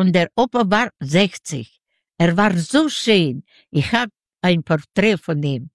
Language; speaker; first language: German; non-native, learner; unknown